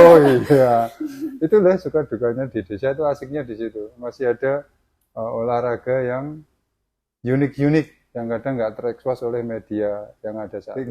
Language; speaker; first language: Indonesian; native; Indonesian